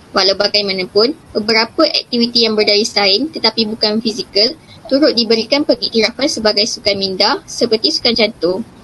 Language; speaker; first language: Malay; native; Malay